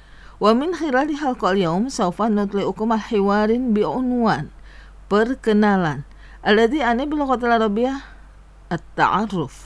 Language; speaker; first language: Arabic; non-native, fluent; Indonesian